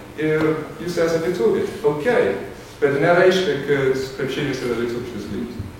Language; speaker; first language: Lithuanian; non-native, fluent; English